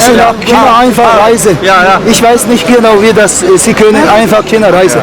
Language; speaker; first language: German; non-native, learner; Tibetan